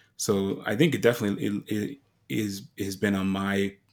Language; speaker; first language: English; native; English